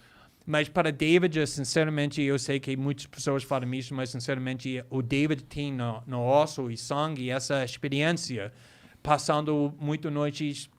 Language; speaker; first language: Portuguese; non-native, fluent; English